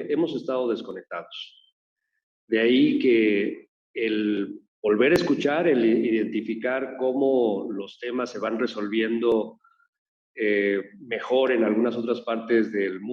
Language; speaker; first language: Spanish; native; Spanish